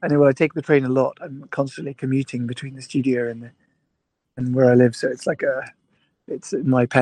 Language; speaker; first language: English; native; English